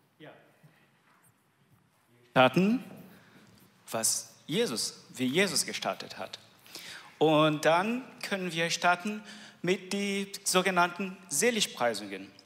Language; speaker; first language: German; non-native, learner; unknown